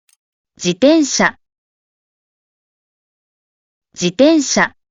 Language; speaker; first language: Japanese; native; Japanese